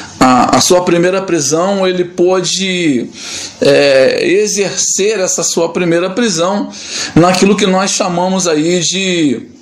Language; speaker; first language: Portuguese; native; Portuguese